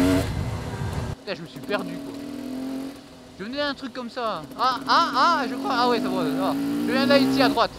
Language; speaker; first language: French; native; French